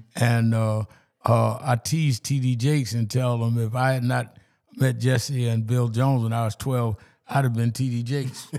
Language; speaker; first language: English; native; English